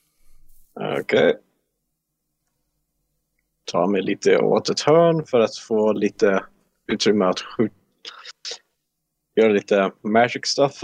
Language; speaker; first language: Swedish; non-native, fluent; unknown